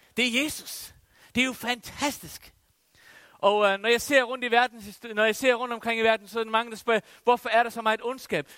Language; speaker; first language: Danish; non-native, local second language; Faroese